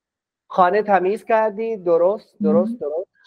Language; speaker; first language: Persian; non-native, fluent; Urdu